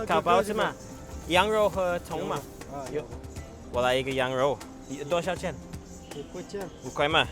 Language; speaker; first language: Chinese; non-native, learner; English